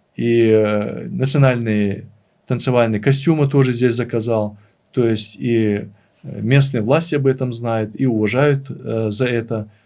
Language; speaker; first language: Russian; non-native, local second language; Chechen